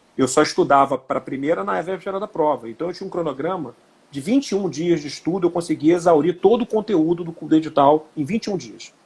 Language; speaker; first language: Portuguese; native; Portuguese